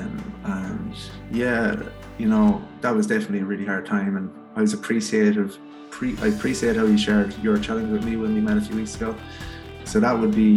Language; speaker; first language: English; native; English